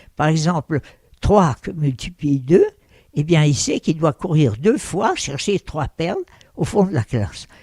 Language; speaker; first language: French; early bilingual, other home language; Russian